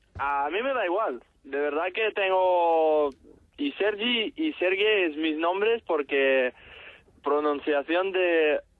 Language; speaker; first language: Spanish; non-native, learner; Russian